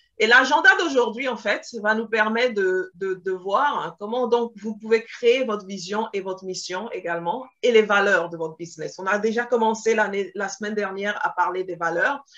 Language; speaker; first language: French; early bilingual, other home language; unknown